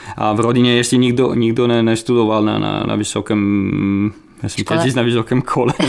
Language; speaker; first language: Czech; non-native, fluent; Italian